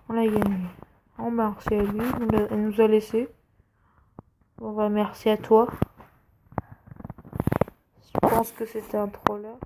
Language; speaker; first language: French; native; French